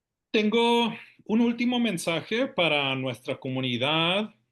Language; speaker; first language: Spanish; early bilingual, heritage; Spanish